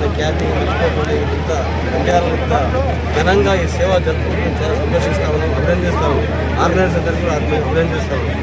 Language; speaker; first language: Telugu; non-native, local second language; Lambadi